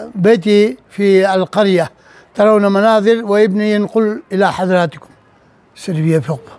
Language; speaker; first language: Arabic; non-native, fluent; Urdu